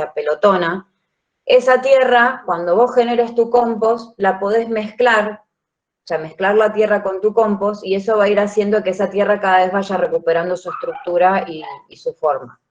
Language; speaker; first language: Spanish; native; Spanish